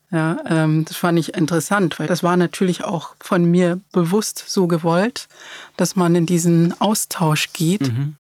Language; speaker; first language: German; early bilingual, other home language; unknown